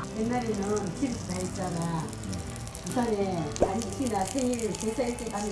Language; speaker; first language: Korean; native; Korean